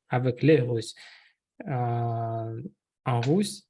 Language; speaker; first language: French; non-native, learner; Russian